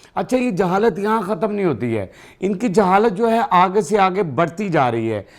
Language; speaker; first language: Urdu; non-native, local second language; Punjabi